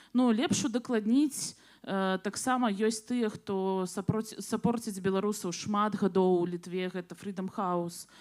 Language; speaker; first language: Belarusian; non-native, local second language; Russian